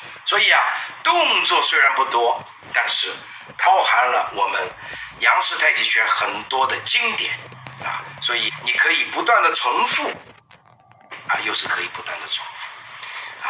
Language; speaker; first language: Chinese; native; Chinese